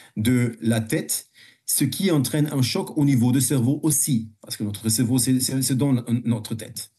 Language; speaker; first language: French; non-native, fluent; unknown